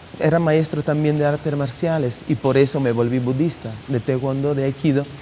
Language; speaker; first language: Spanish; non-native, fluent; Italian